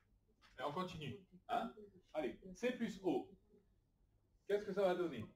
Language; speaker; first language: French; native; French